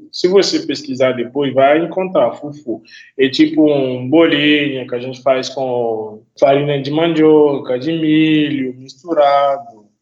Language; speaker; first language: Portuguese; non-native, fluent; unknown